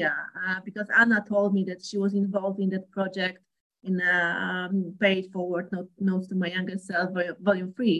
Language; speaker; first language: English; non-native, fluent; Polish